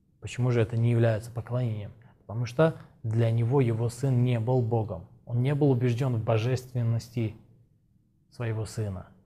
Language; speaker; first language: Russian; non-native, local second language; Azerbaijani